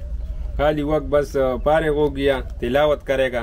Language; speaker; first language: Hindi; non-native, local second language; Pashto